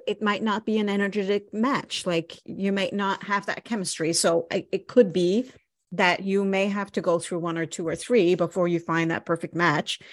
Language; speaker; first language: English; native; English